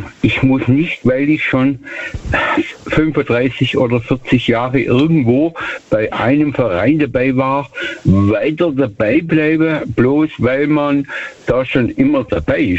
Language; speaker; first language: German; native; German